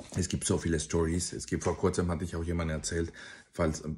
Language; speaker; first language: German; non-native, fluent; Spanish